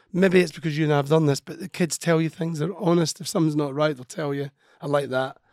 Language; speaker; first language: English; native; English